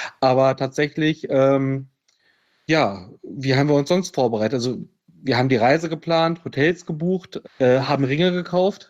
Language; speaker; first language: German; native; German